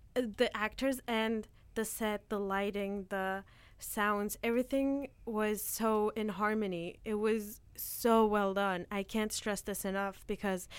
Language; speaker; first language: English; non-native, fluent; Turkish